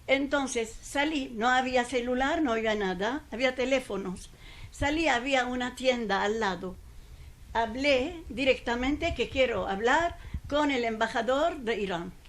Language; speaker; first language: Spanish; non-native, fluent; Persian